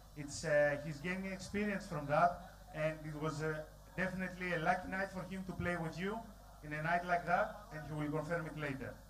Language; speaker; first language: English; non-native, fluent; Greek